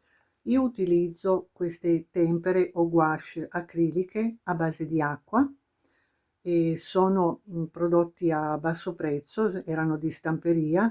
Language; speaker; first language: Italian; native; Italian